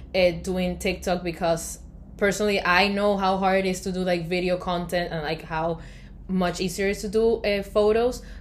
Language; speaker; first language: English; non-native, fluent; Spanish